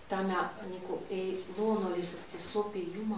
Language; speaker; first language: Finnish; non-native, fluent; Russian